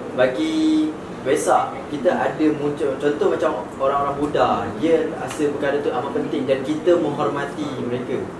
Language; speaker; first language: Malay; native; Malay